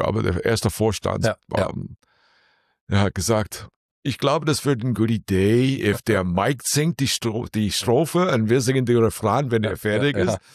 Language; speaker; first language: German; non-native, learner; English